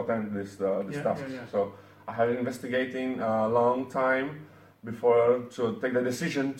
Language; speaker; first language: English; non-native, learner; Portuguese